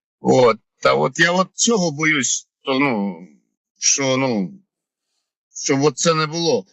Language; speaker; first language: Ukrainian; non-native, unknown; Georgian